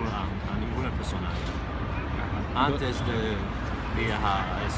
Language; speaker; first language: Spanish; non-native, fluent; English